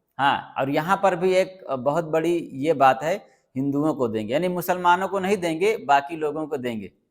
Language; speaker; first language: Hindi; native; Hindi